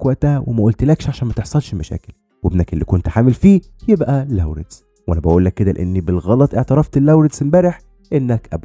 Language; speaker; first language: Arabic; native; Arabic